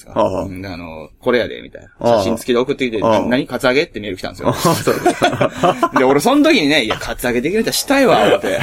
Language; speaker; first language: Japanese; native; Japanese